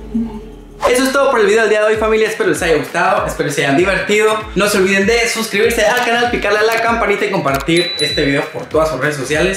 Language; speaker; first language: Spanish; native; Spanish